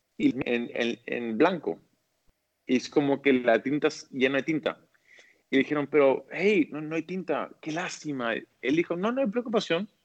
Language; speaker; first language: Spanish; early bilingual, other home language; English